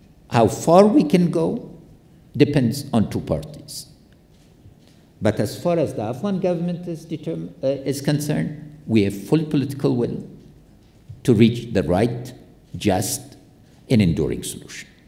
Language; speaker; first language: English; non-native, fluent; Pashto